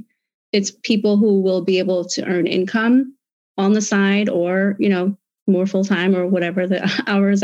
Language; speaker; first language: English; native; English